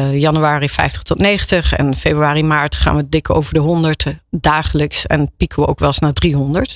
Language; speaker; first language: Dutch; native; Dutch